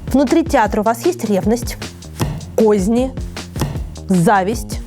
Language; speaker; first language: Russian; native; Russian